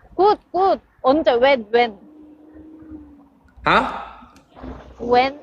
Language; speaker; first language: English; non-native, learner; Korean